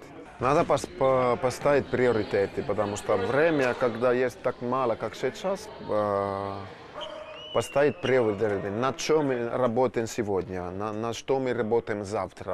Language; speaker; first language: Russian; non-native, fluent; Finnish